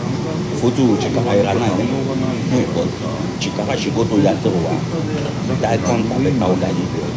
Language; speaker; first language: Japanese; non-native, learner; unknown